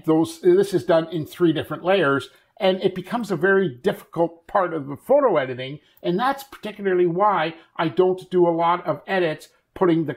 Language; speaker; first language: English; native; English